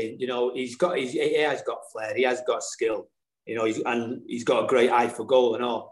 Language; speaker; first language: English; native; English